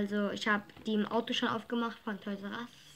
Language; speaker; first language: German; native; German